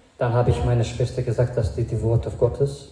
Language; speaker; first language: German; non-native, fluent; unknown